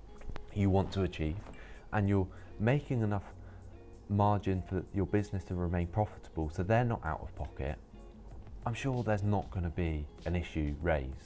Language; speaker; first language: English; native; English